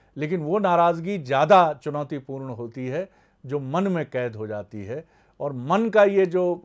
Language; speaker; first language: Hindi; native; Hindi